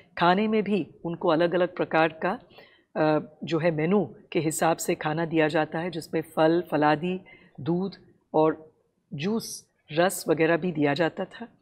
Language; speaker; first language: Hindi; non-native, local second language; Tamil